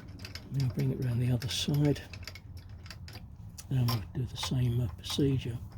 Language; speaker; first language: English; native; English